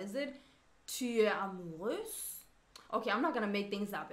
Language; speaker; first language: English; non-native, fluent; Swedish